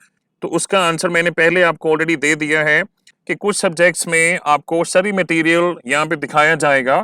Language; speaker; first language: Hindi; native; Hindi